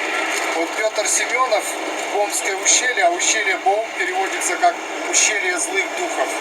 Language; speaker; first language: Russian; native; Russian